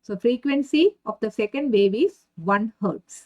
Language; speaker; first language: English; non-native, local second language; Malayalam